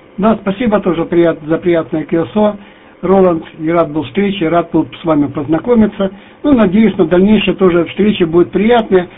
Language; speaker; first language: Russian; native; Russian